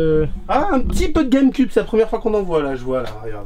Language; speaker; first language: French; native; French